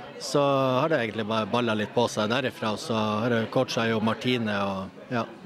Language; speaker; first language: Norwegian; native; Norwegian